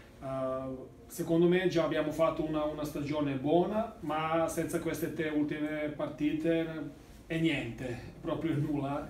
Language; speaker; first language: Italian; non-native, learner; Serbian